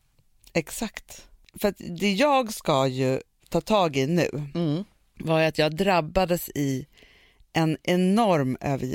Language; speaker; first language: Swedish; native; Swedish